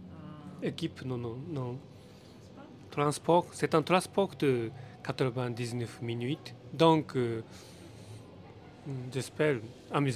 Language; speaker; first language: French; non-native, learner; Japanese